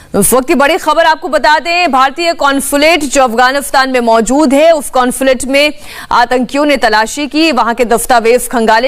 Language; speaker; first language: Hindi; native; Hindi